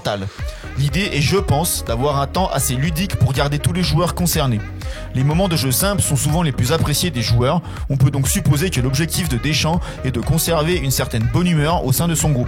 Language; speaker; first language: French; native; French